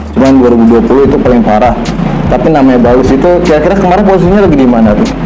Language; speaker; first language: Indonesian; native; Indonesian